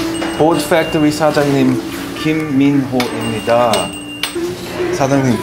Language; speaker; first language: Korean; early bilingual, heritage; Korean